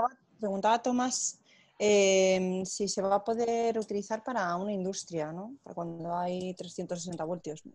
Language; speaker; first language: Spanish; native; Spanish